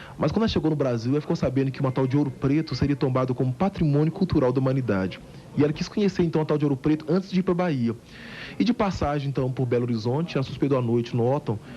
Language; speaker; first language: Portuguese; native; Portuguese